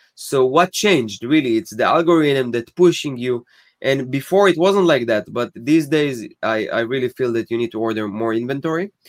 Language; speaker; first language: English; non-native, fluent; Hebrew